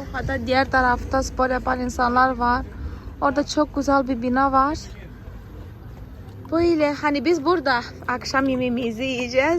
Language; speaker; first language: Turkish; non-native, fluent; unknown